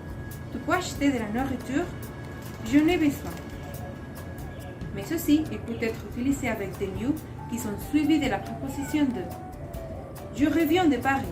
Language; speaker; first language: French; non-native, learner; Spanish